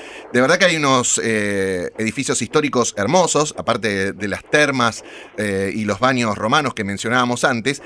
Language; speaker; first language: Spanish; native; Spanish